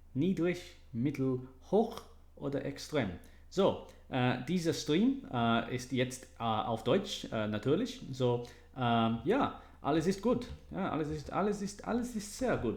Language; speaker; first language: German; non-native, learner; English